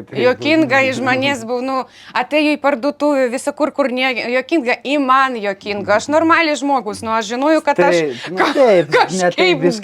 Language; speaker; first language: Lithuanian; non-native, learner; Ukrainian